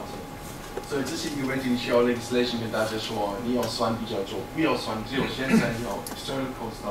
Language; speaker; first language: Chinese; non-native, fluent; German